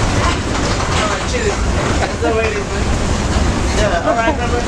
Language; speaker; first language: English; non-native, learner; Haitian Creole